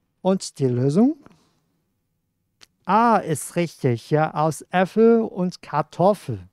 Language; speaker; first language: German; non-native, fluent; Cantonese